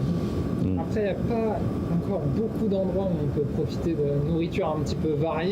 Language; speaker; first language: French; native; French